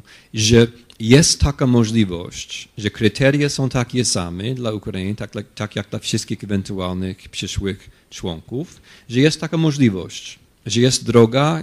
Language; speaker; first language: Polish; non-native, fluent; English